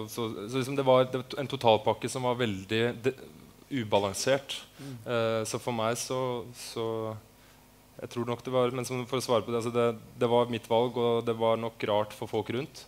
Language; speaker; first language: Norwegian; native; Norwegian